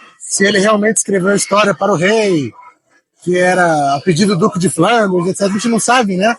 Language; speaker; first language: Portuguese; native; Portuguese